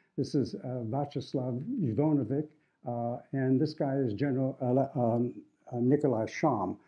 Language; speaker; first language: English; native; English